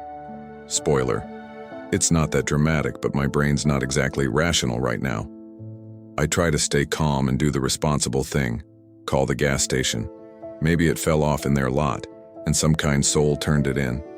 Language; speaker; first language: English; native; English